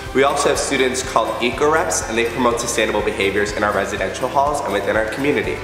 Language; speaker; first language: English; native; English